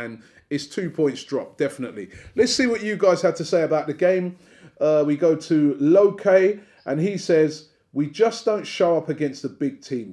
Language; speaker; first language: English; native; English